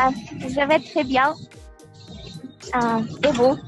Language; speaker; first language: French; non-native, learner; Russian